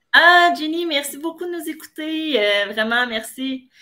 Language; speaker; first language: French; native; French